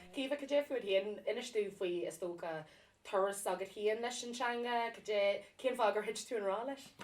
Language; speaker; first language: Irish; non-native, local second language; English